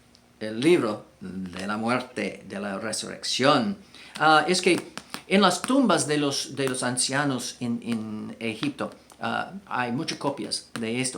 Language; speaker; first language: Spanish; non-native, fluent; English